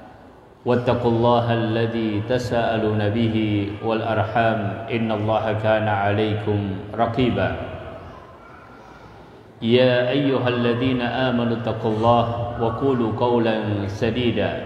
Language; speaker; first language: Arabic; non-native, fluent; Indonesian